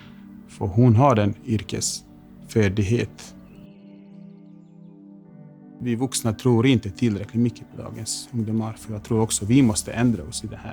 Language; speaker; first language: Swedish; non-native, fluent; Bosnian